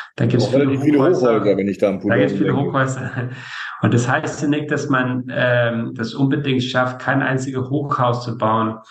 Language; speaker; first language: German; non-native, fluent; Danish